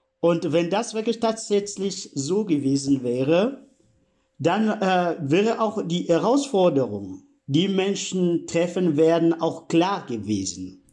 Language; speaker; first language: German; non-native, fluent; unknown